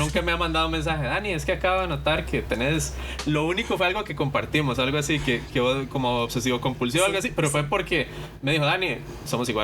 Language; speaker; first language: Spanish; native; Spanish